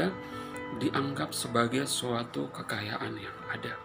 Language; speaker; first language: Indonesian; non-native, fluent; Persian